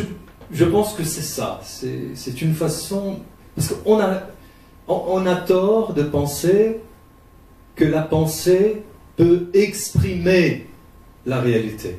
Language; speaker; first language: French; non-native, fluent; Portuguese